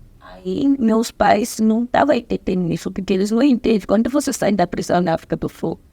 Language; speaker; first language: Portuguese; non-native, fluent; Zulu